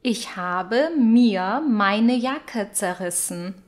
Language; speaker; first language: German; non-native, fluent; Russian